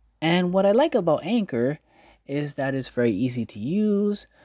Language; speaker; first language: English; native; English